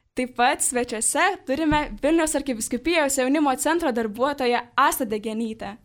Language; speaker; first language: Lithuanian; native; Lithuanian